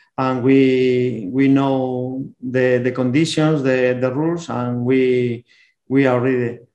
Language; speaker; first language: English; non-native, fluent; Spanish